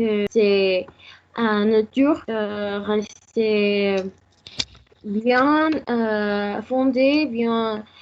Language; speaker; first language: French; non-native, learner; Spanish